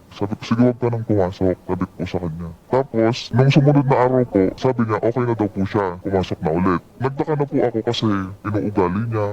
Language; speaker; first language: Filipino; native; Filipino